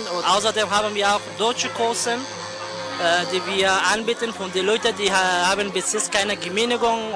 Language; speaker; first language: German; non-native, fluent; Persian